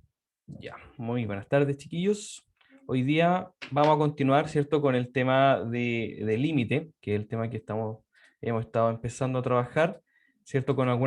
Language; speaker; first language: Spanish; native; Spanish